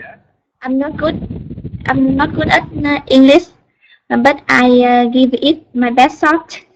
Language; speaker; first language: English; non-native, learner; Vietnamese